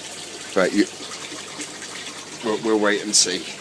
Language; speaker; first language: English; native; English